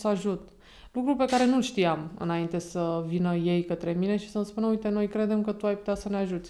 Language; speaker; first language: Romanian; native; Romanian